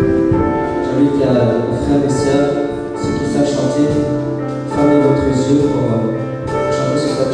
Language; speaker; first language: French; non-native, fluent; Chinese